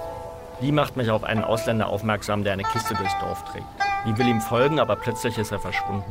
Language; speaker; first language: German; native; German